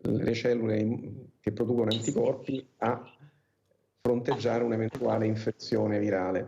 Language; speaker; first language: Italian; native; Italian